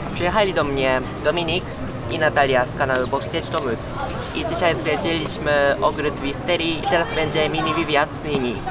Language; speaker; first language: Polish; non-native, fluent; Japanese